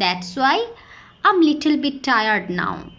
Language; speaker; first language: English; non-native, fluent; Bangla